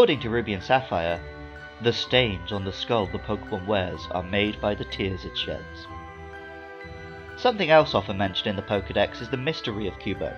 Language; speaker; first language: English; native; English